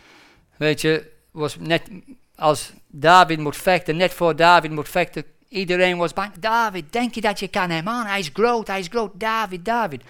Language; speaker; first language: Dutch; non-native, fluent; English